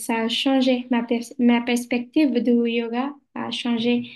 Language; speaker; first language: French; non-native, learner; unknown